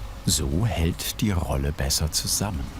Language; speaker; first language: German; native; German